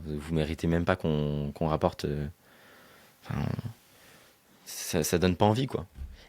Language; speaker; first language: French; native; French